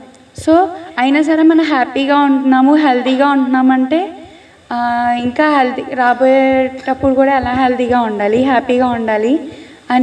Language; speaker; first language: Telugu; native; Telugu